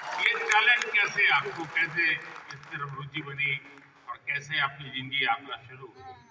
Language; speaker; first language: Hindi; native; Hindi